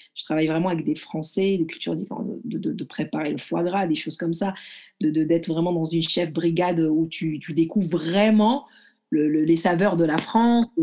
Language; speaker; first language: French; early bilingual, other home language; Arabic